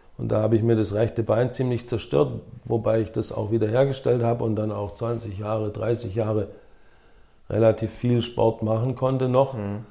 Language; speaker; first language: German; native; German